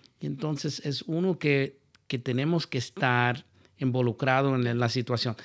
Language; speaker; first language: Spanish; early bilingual, heritage; Spanish